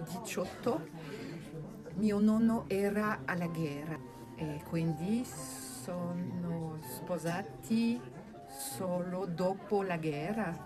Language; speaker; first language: Italian; non-native, learner; French